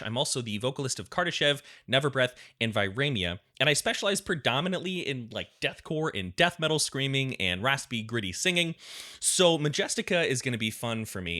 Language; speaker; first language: English; native; English